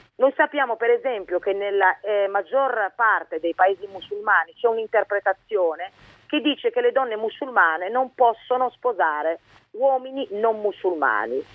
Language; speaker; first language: Italian; early bilingual, other home language; Arabic